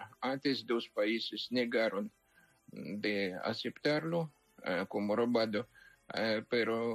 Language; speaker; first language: Spanish; non-native, fluent; Ukrainian